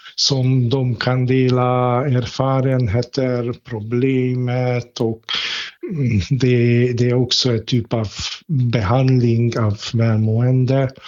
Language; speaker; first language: Swedish; non-native, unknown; Hungarian